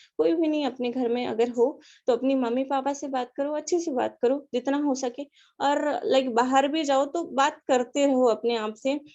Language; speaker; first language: Hindi; non-native, local second language; Marathi